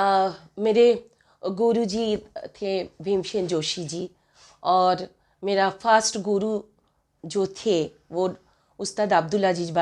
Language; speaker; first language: Hindi; non-native, local second language; Bangla